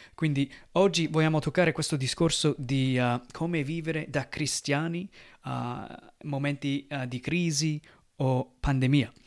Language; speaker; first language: Italian; non-native, fluent; English